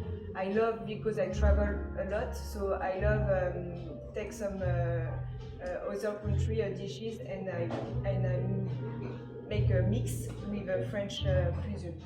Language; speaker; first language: English; non-native, learner; French